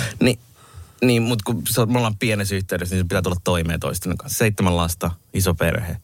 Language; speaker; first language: Finnish; early bilingual, other home language; Somali